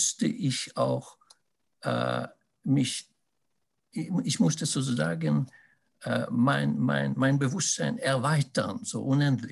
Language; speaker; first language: German; non-native, fluent; Swedish